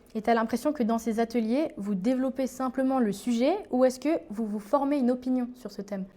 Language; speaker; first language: French; native; French